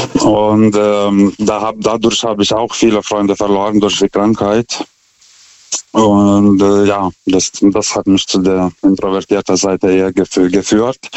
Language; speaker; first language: German; non-native, fluent; Lithuanian